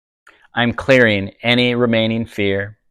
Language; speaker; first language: English; native; English